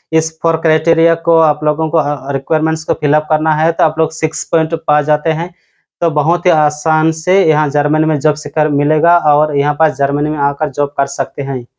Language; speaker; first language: Hindi; non-native, local second language; Odia